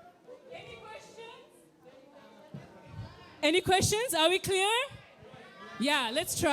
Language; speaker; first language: English; non-native, fluent; Sinhala